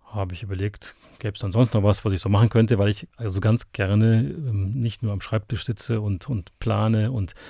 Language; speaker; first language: German; native; German